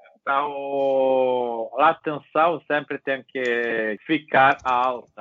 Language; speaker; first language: Portuguese; non-native, learner; Italian